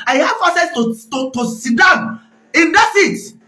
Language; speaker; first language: English; non-native, local second language; Yoruba